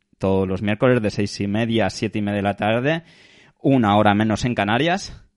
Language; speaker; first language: Spanish; native; Spanish